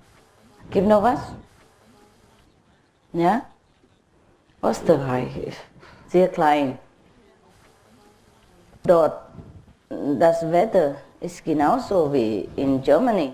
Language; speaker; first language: German; non-native, learner; Vietnamese